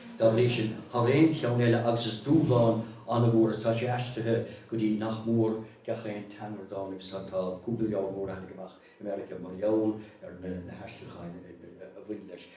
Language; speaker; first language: Irish; native; Irish